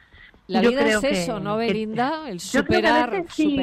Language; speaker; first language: Spanish; native; Spanish